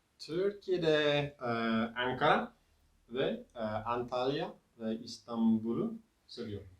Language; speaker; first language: Turkish; non-native, learner; English